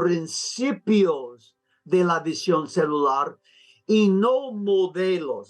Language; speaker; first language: Spanish; non-native, fluent; English